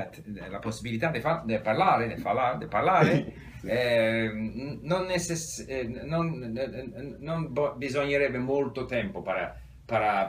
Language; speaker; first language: Italian; non-native, fluent; English